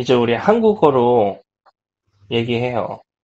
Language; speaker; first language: Korean; non-native, fluent; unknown